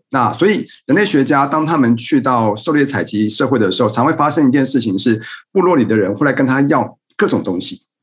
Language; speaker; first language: Chinese; native; Chinese